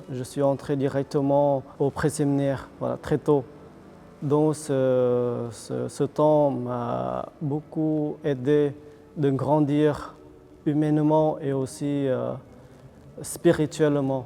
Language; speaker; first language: French; non-native, fluent; Vietnamese